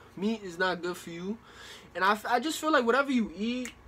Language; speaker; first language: English; early bilingual, other home language; Spanish